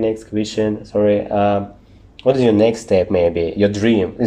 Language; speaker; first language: English; non-native, learner; Russian